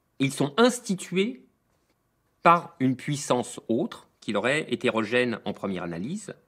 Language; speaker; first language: French; native; French